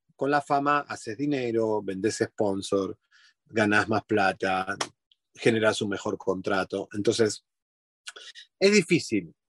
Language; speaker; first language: Spanish; native; Spanish